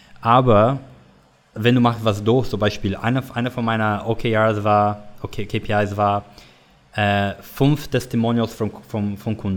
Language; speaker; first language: German; non-native, learner; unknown